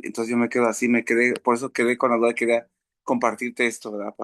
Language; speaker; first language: Spanish; native; Spanish